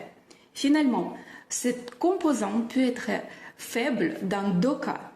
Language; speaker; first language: French; non-native, fluent; Russian